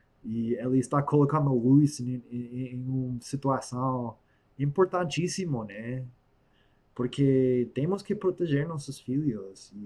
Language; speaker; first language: Portuguese; non-native, fluent; English